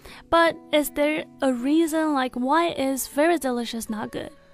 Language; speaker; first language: English; non-native, fluent; Chinese